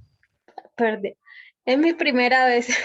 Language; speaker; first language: Portuguese; non-native, learner; Spanish